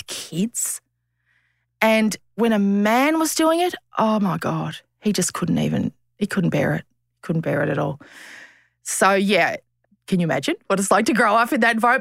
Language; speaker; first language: English; native; English